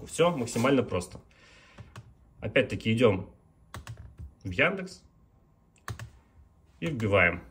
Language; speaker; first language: Russian; native; Russian